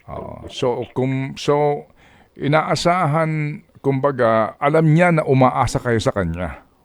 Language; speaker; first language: Filipino; native; Filipino